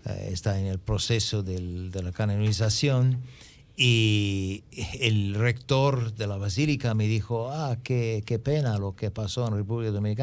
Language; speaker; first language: Spanish; non-native, fluent; English